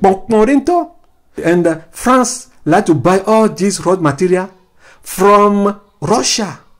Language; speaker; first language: English; non-native, fluent; Ewe